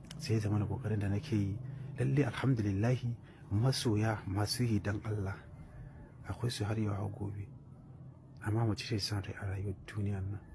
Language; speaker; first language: Hausa; native; Hausa